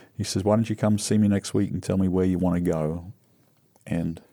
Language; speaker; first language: English; native; English